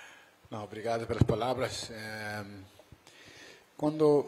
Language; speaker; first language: Portuguese; non-native, fluent; Dutch